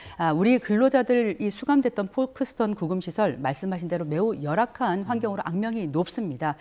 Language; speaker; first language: Korean; native; Korean